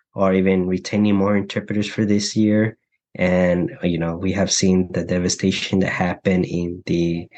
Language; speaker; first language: English; early bilingual, other home language; Mixtepec Mixtec